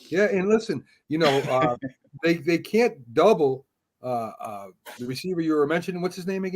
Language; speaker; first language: English; native; English